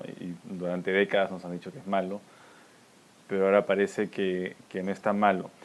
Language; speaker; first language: Spanish; native; Spanish